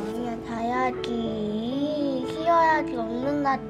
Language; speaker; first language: Korean; native; Korean